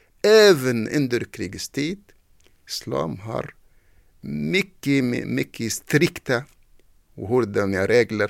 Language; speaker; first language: Swedish; non-native, fluent; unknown